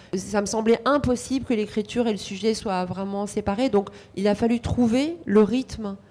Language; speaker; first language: French; non-native, fluent; Romanian